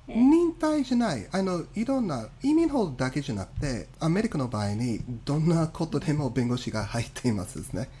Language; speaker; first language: Japanese; non-native, fluent; English